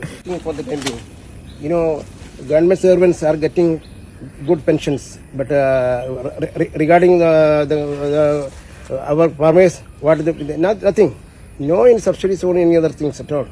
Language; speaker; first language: English; non-native, local second language; Malayalam